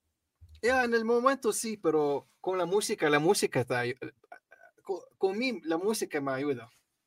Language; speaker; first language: Spanish; non-native, learner; Arabic